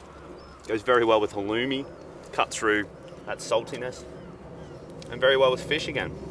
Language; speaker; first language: English; native; English